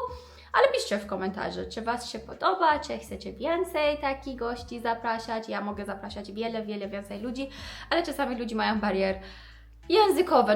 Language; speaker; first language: Polish; non-native, fluent; Persian